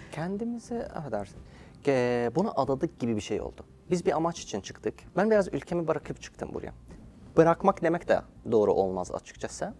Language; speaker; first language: Turkish; non-native, fluent; Arabic